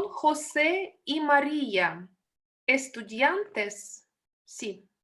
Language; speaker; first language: Spanish; non-native, fluent; Russian